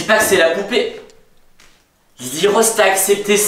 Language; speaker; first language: French; native; French